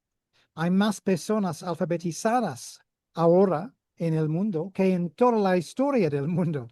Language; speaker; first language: Spanish; non-native, fluent; English